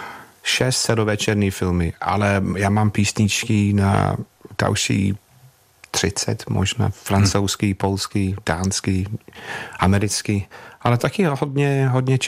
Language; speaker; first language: Czech; non-native, fluent; English